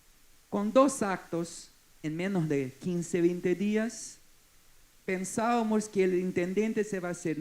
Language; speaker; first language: Spanish; non-native, fluent; Portuguese